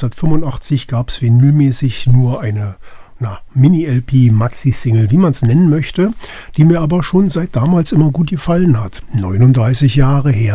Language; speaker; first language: German; native; German